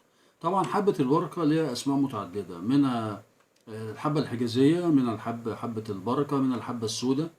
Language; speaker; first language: Arabic; native; Arabic